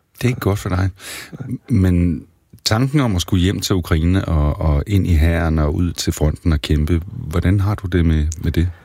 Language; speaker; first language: Danish; native; Danish